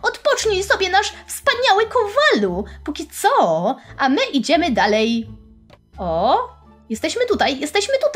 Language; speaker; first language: Polish; native; Polish